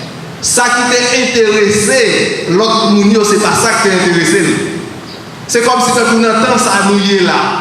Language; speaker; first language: French; non-native, learner; Haitian Creole